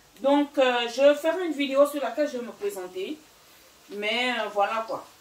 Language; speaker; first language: French; non-native, local second language; Fang